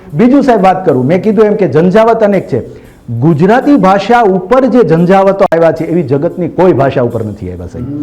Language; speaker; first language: Gujarati; native; Gujarati